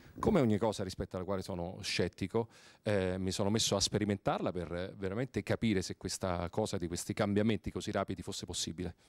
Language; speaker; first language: Italian; native; Italian